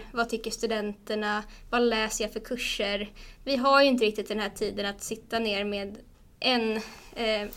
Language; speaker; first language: Swedish; native; Swedish